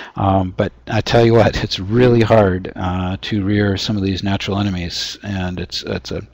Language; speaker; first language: English; native; English